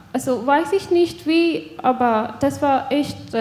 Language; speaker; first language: German; non-native, learner; Persian